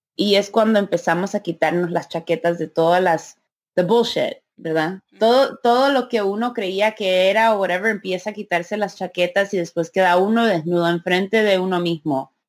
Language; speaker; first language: Spanish; early bilingual, heritage; Spanish